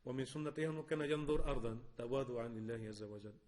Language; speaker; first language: Arabic; non-native, fluent; Spanish